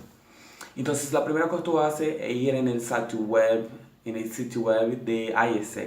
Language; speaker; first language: Spanish; non-native, local second language; Portuguese